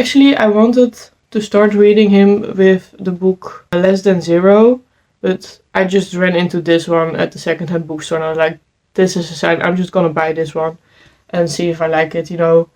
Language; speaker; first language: English; non-native, fluent; Dutch